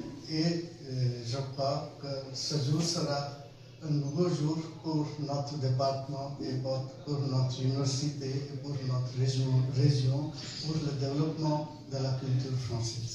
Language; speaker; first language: French; non-native, fluent; Hindi